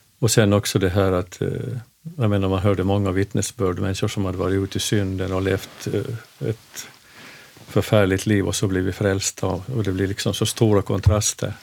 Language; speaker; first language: Swedish; native; Swedish